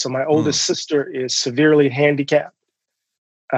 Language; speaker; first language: English; native; English